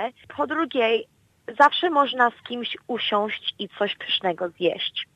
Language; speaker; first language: Polish; early bilingual, heritage; Polish